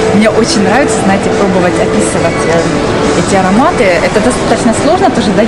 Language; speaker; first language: Russian; native; Russian